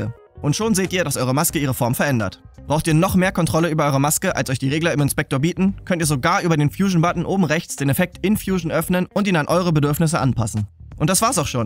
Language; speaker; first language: German; native; German